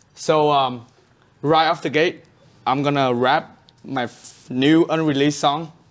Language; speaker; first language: English; non-native, fluent; Vietnamese